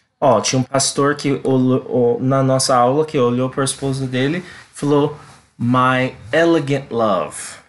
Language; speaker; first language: Portuguese; non-native, learner; English